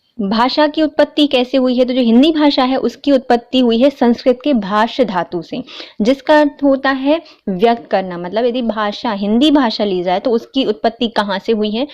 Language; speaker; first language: Hindi; native; Hindi